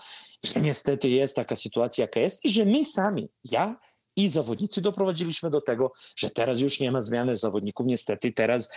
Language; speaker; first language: Polish; non-native, fluent; Serbian